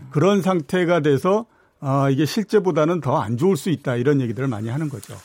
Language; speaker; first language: Korean; native; Korean